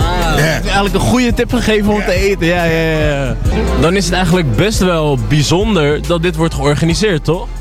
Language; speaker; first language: Dutch; native; Dutch